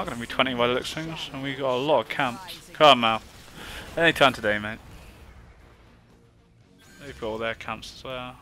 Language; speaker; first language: English; native; English